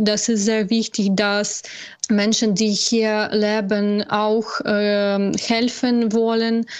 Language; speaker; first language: German; non-native, learner; Ukrainian